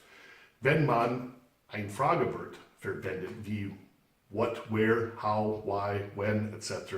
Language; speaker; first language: German; non-native, fluent; English